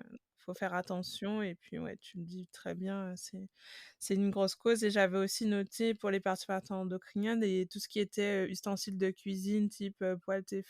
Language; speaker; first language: French; native; French